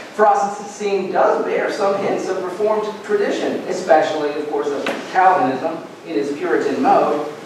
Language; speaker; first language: English; native; English